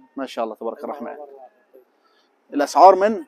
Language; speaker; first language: Arabic; native; Arabic